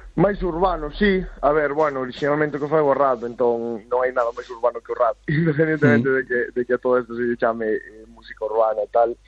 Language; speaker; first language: Galician; native; Galician